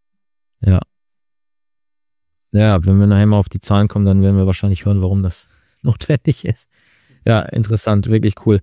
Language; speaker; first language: German; native; German